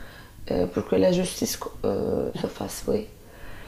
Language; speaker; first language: French; non-native, fluent; Turkish